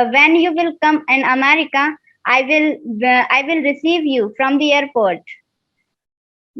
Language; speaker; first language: English; non-native, learner; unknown